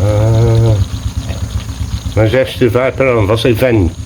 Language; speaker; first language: Portuguese; non-native, learner; English